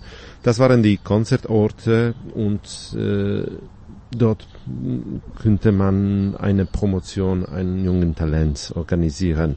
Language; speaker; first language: German; non-native, fluent; Polish